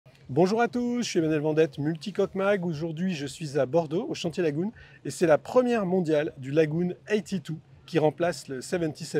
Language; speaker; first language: French; native; French